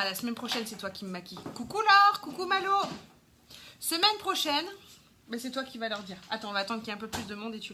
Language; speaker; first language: French; native; French